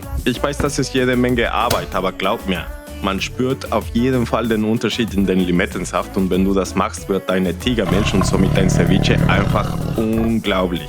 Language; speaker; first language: German; non-native, fluent; Spanish